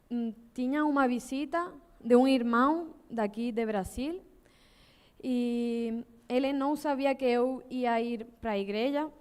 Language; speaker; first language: Portuguese; non-native, learner; Spanish